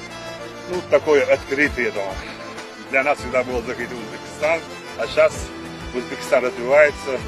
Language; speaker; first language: Russian; non-native, local second language; Chechen